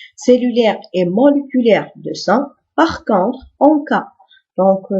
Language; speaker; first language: French; non-native, local second language; Arabic